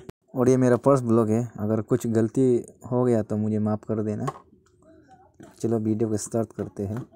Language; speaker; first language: Hindi; non-native, local second language; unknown